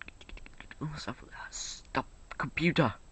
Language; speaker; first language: English; native; English